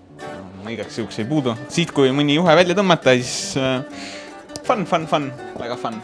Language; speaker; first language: Estonian; native; Estonian